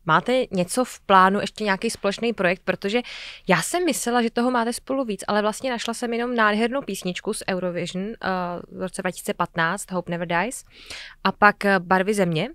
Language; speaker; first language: Czech; native; Czech